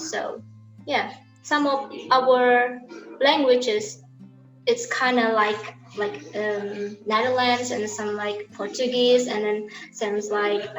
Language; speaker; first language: English; non-native, learner; Indonesian